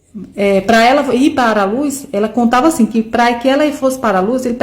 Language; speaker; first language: Portuguese; native; Portuguese